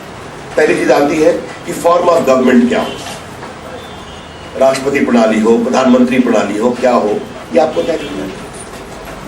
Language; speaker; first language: Hindi; native; Hindi